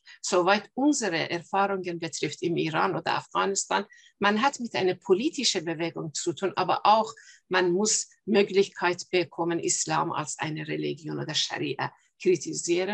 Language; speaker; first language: German; non-native, fluent; Persian